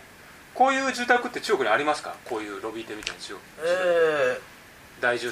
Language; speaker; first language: Japanese; native; Japanese